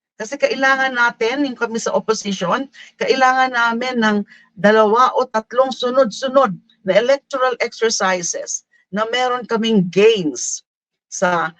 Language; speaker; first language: Filipino; non-native, local second language; Bikol